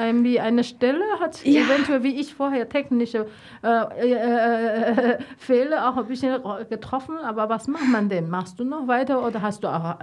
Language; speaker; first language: German; non-native, learner; Chinese